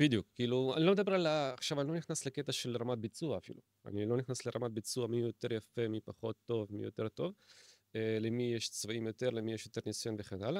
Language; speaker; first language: Hebrew; native; Hebrew